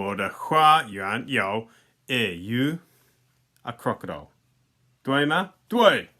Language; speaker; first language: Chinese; non-native, fluent; English